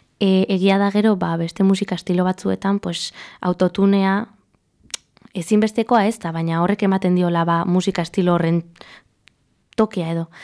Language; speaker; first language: Basque; non-native, local second language; Spanish